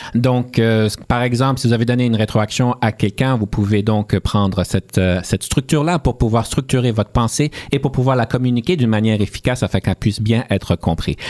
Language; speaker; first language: French; native; French